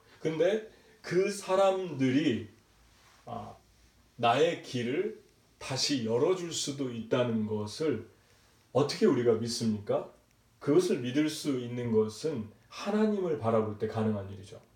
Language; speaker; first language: Korean; native; Korean